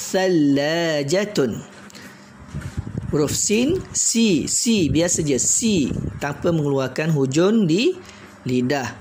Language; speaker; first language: Malay; native; Malay